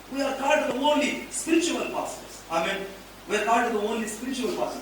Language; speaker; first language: English; non-native, local second language; Telugu